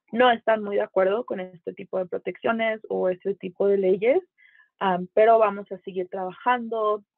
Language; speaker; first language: Spanish; native; Spanish